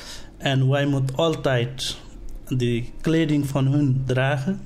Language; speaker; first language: Dutch; non-native, learner; Nepali